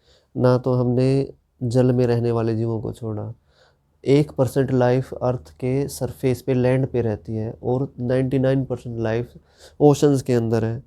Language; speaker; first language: Hindi; native; Hindi